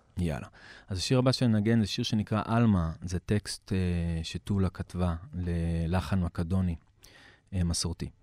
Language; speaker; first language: Hebrew; early bilingual, other home language; English